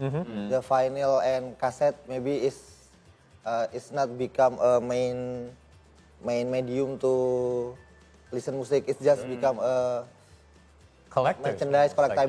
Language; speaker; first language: English; non-native, learner; Indonesian